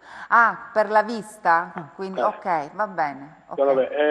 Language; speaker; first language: Italian; native; Italian